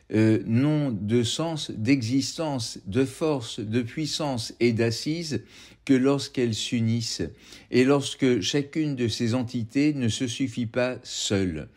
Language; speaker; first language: French; native; French